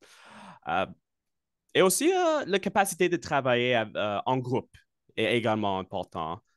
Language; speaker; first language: French; non-native, local second language; English